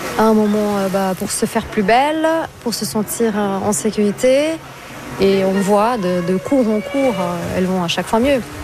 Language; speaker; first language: French; non-native, fluent; Portuguese